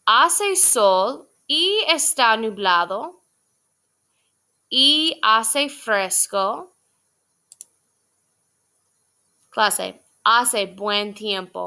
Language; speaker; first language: Spanish; non-native, fluent; English